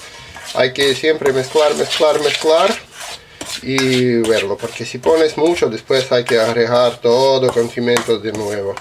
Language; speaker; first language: Spanish; non-native, learner; Russian